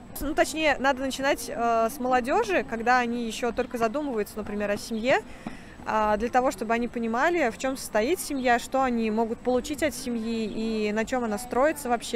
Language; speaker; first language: Russian; native; Russian